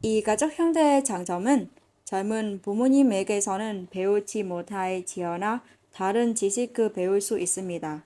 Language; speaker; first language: Korean; non-native, fluent; Vietnamese